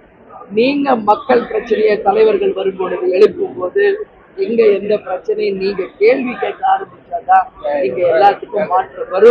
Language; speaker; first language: Tamil; native; Tamil